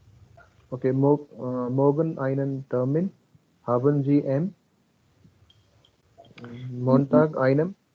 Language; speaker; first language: German; non-native, learner; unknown